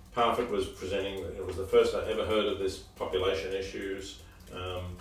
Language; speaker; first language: English; native; English